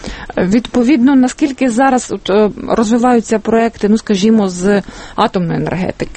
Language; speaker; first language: Ukrainian; native; Ukrainian